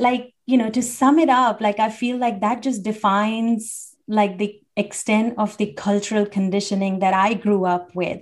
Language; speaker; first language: English; non-native, local second language; Hindi